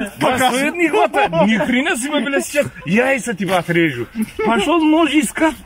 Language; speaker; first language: Russian; non-native, local second language; Uzbek